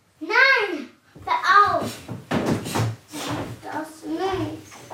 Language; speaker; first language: German; early bilingual, other home language; Ukrainian